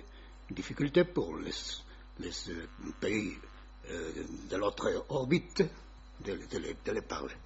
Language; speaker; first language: French; non-native, learner; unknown